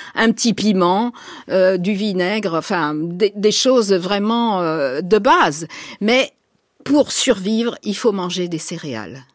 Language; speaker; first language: French; native; French